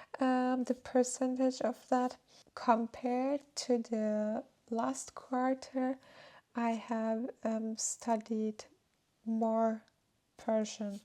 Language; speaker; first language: English; non-native, fluent; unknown